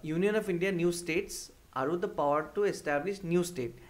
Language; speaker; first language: English; non-native, local second language; Assamese